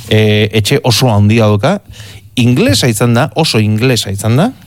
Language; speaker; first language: Basque; native; Basque